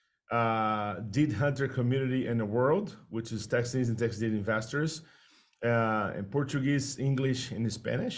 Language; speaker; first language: English; non-native, fluent; Portuguese